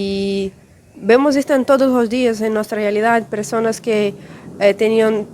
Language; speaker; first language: Spanish; non-native, fluent; Portuguese